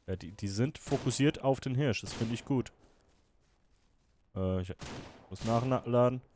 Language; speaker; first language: German; native; German